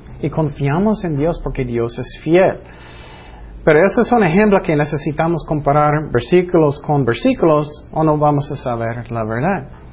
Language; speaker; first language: Spanish; non-native, fluent; English